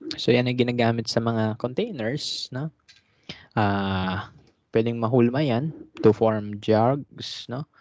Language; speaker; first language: Filipino; native; Filipino